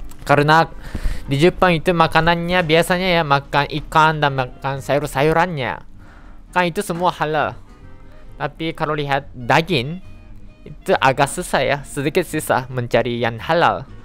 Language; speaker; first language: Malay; non-native, fluent; Japanese